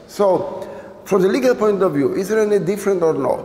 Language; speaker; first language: English; non-native, fluent; Polish